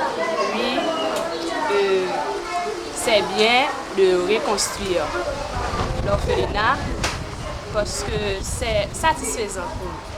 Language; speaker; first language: French; non-native, local second language; Haitian Creole